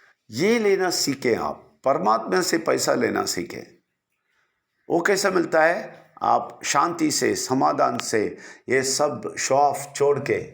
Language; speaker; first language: Hindi; non-native, local second language; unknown